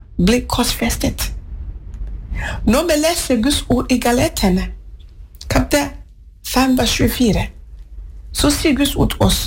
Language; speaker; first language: Norwegian; non-native, fluent; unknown